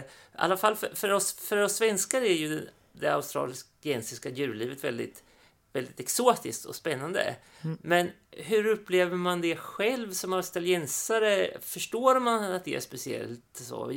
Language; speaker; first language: Swedish; native; Swedish